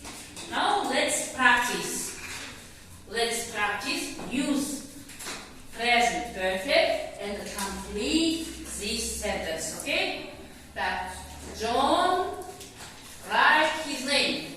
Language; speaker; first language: English; non-native, learner; Russian